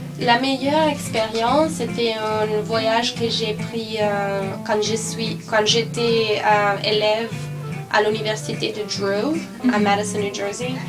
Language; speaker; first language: French; non-native, learner; Spanish